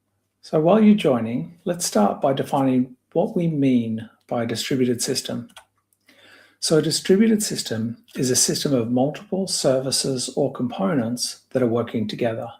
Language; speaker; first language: English; native; English